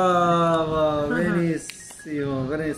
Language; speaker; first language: Italian; non-native, learner; Urdu